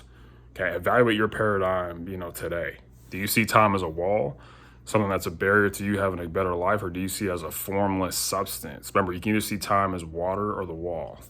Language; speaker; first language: English; native; English